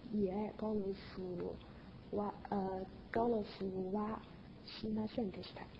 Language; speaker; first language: Japanese; non-native, learner; Chinese